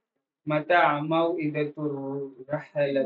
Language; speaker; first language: Arabic; non-native, learner; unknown